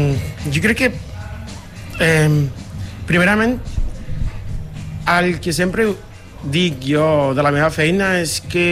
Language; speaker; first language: Catalan; non-native, fluent; Spanish